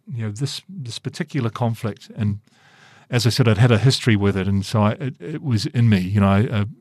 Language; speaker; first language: English; native; English